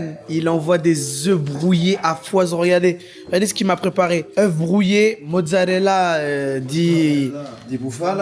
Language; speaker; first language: French; native; French